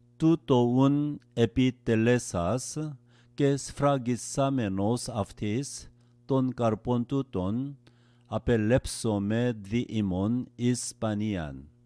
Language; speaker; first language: Greek; non-native, learner; Korean